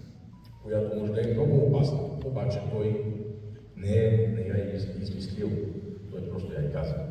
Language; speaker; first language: Bulgarian; non-native, fluent; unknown